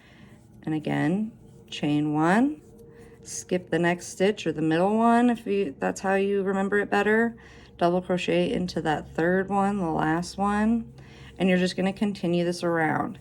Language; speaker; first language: English; native; English